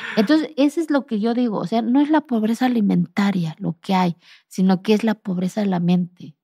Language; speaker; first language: Spanish; non-native, local second language; Zapotec